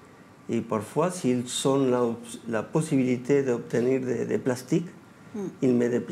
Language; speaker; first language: French; non-native, fluent; Spanish